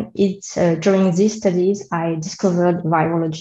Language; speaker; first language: English; non-native, learner; French